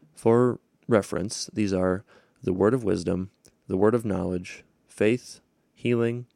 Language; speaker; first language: English; native; English